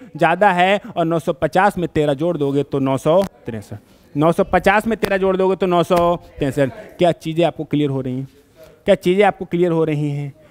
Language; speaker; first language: Hindi; native; Hindi